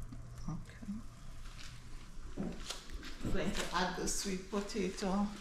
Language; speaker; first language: English; non-native, local second language; Jamaican Creole English